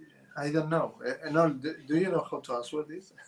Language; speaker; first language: English; non-native, fluent; Spanish